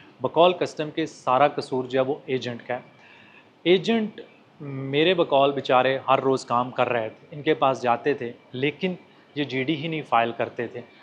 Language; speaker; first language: Urdu; non-native, local second language; Punjabi